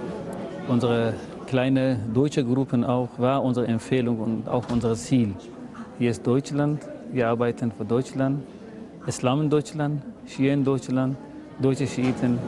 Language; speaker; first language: German; non-native, learner; Persian